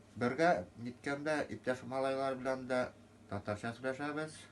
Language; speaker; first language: Tatar; non-native, local second language; Udmurt